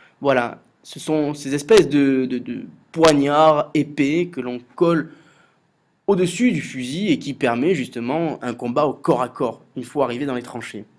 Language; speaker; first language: French; native; French